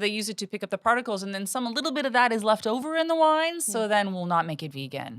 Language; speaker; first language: English; native; English